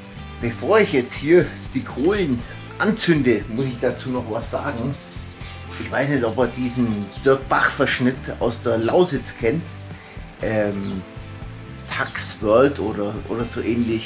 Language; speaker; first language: German; native; German